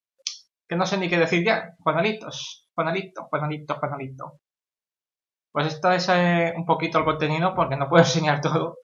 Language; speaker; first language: Spanish; native; Spanish